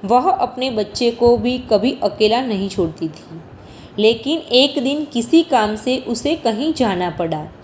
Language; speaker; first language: Hindi; non-native, local second language; Gujarati